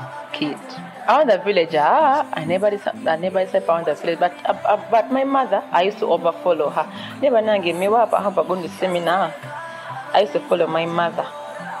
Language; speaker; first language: English; non-native, local second language; Ganda